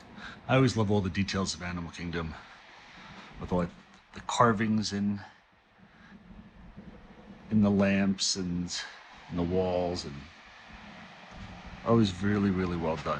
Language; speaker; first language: English; native; English